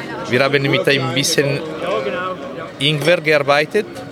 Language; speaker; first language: German; non-native, learner; Italian